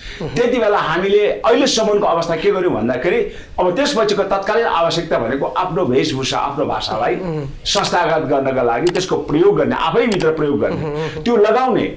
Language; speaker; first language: Nepali; non-native, local second language; Sherpa